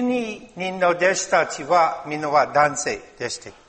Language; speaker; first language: Japanese; non-native, learner; English